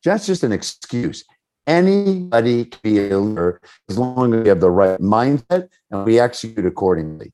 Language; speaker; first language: English; native; English